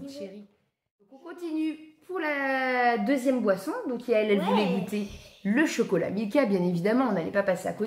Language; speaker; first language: French; native; French